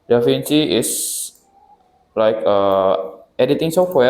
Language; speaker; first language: English; non-native, learner; Indonesian